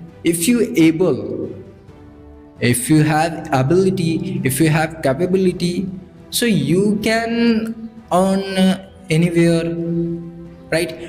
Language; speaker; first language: English; non-native, learner; Bhojpuri